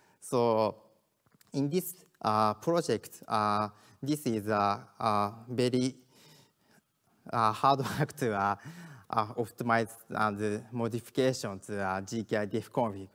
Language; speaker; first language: English; non-native, learner; Japanese